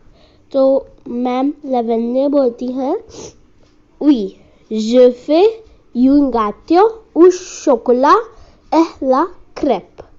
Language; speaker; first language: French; non-native, learner; Hindi